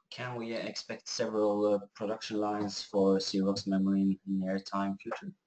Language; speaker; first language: English; non-native, fluent; Norwegian